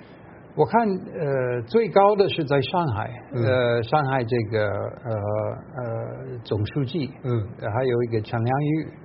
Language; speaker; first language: Chinese; non-native, fluent; English